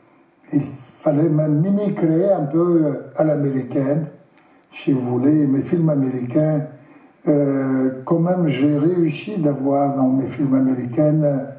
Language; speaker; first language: French; non-native, learner; Russian